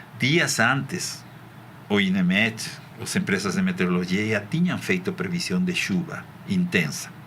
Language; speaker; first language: Portuguese; non-native, fluent; Spanish